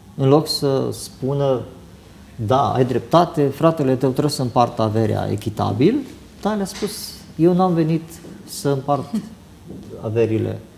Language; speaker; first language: Romanian; native; Romanian